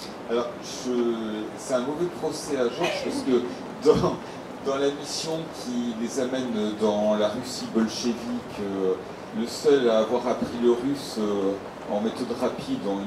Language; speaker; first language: French; native; French